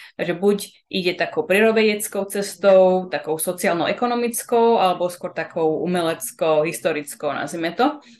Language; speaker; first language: Slovak; early bilingual, heritage; Slovak